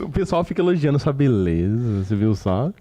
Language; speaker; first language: Portuguese; native; Portuguese